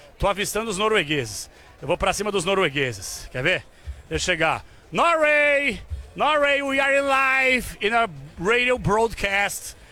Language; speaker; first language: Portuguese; native; Portuguese